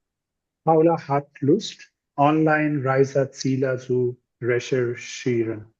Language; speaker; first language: German; non-native, learner; Urdu